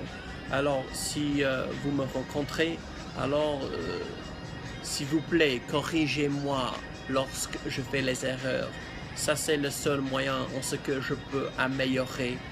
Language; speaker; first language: French; non-native, learner; English